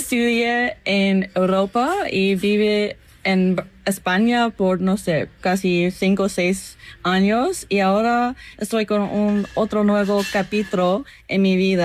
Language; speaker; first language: Spanish; non-native, fluent; English